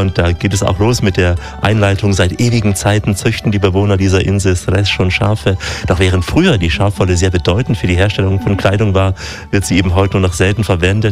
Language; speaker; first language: German; native; German